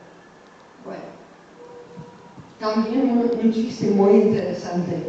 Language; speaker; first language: Spanish; non-native, fluent; English